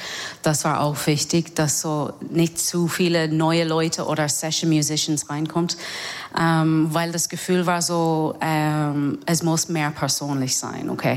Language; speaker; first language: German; non-native, fluent; English